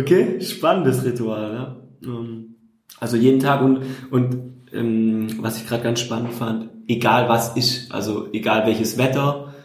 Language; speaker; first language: German; native; German